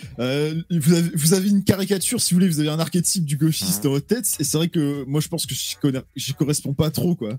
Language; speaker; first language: French; native; French